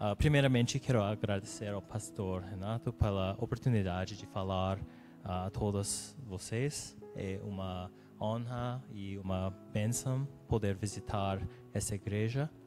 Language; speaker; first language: Portuguese; non-native, learner; English